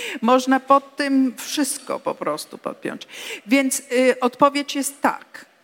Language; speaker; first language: Polish; non-native, fluent; Italian